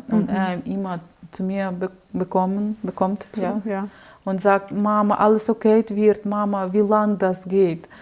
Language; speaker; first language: German; non-native, learner; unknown